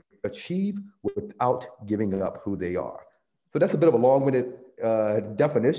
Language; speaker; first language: English; native; English